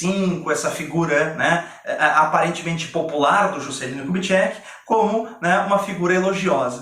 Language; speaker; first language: Portuguese; native; Portuguese